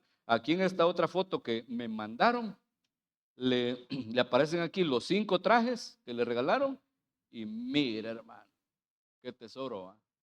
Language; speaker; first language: Spanish; native; Spanish